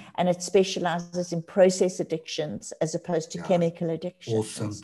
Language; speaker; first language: English; native; English